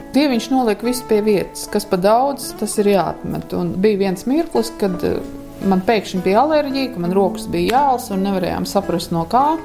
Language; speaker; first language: Latvian; native; Latvian